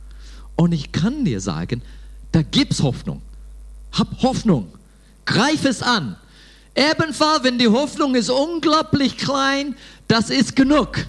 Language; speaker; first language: German; non-native, fluent; English